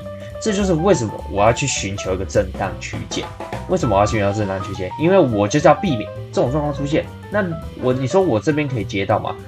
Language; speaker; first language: Chinese; native; Chinese